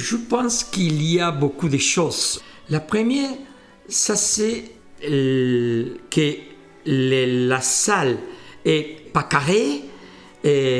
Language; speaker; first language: French; non-native, learner; Spanish